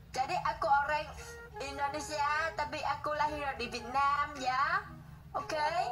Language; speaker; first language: Indonesian; non-native, learner; Vietnamese